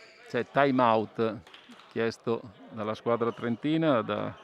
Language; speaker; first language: Italian; native; Italian